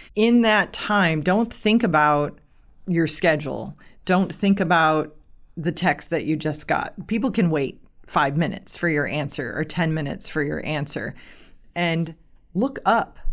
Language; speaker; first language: English; native; English